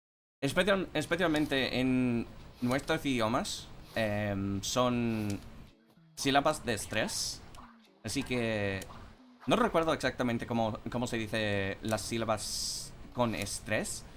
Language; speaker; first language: Spanish; non-native, fluent; English